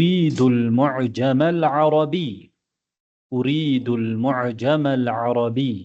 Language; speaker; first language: Arabic; non-native, fluent; Tamil